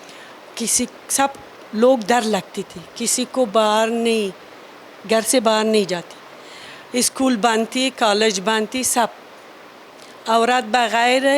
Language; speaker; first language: Hindi; non-native, learner; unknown